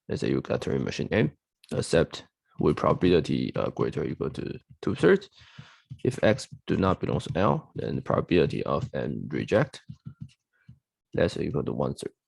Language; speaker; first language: English; non-native, fluent; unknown